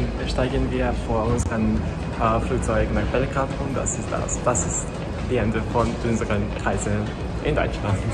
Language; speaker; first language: German; non-native, learner; Serbian